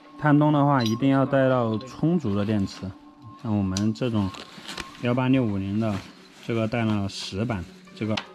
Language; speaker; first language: Chinese; native; Chinese